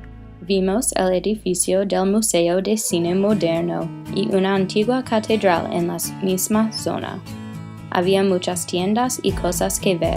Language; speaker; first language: Spanish; non-native, learner; English